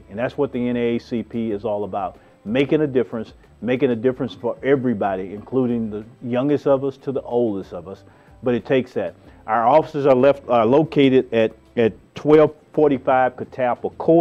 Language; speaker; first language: English; native; English